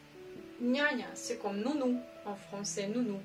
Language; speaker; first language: French; non-native, fluent; Russian